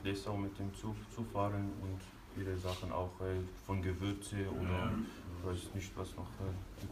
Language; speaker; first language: German; non-native, fluent; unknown